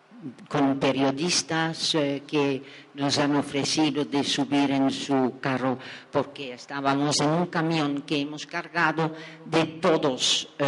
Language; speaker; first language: Spanish; non-native, fluent; French